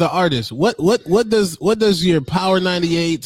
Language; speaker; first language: English; native; English